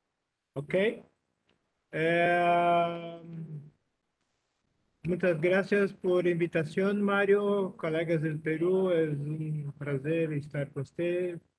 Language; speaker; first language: Spanish; non-native, learner; Portuguese